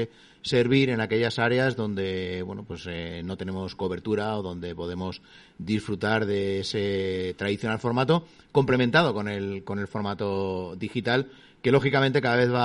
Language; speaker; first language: Spanish; native; Spanish